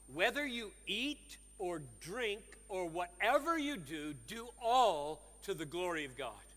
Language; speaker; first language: English; native; English